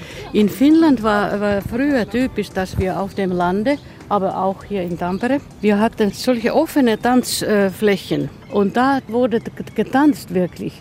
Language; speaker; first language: German; non-native, fluent; Finnish